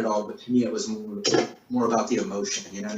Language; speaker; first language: English; native; English